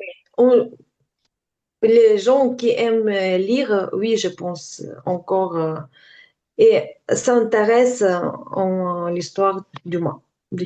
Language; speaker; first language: French; non-native, learner; Ukrainian